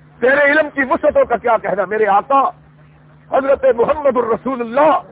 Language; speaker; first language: Urdu; non-native, local second language; Punjabi